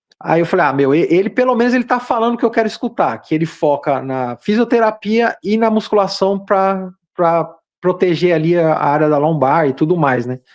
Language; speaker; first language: Portuguese; native; Portuguese